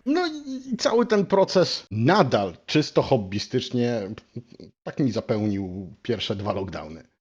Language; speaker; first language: Polish; native; Polish